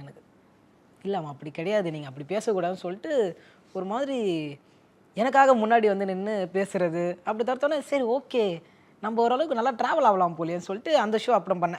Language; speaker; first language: Tamil; native; Tamil